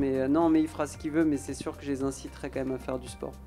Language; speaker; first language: French; native; French